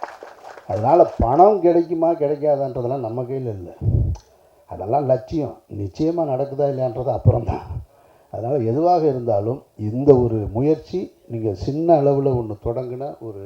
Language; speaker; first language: Tamil; native; Tamil